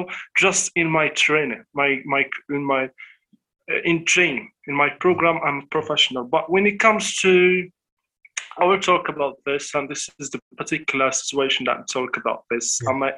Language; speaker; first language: English; non-native, fluent; Arabic